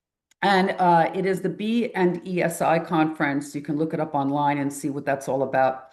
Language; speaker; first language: English; native; English